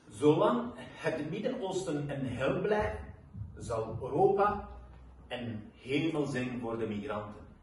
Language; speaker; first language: Dutch; non-native, fluent; Kurdish